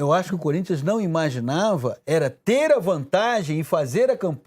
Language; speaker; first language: Portuguese; native; Portuguese